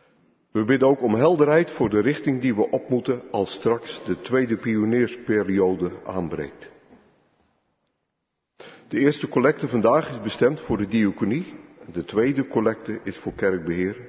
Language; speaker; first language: Dutch; native; Dutch